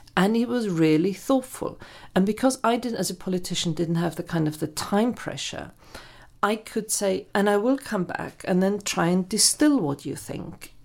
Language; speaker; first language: English; non-native, fluent; German